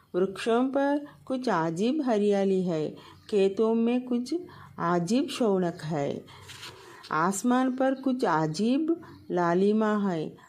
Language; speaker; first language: Hindi; non-native, local second language; Telugu